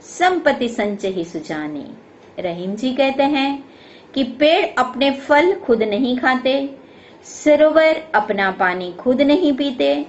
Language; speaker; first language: Hindi; non-native, local second language; Gujarati